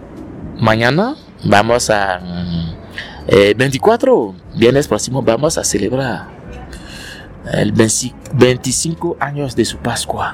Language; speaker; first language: Spanish; non-native, learner; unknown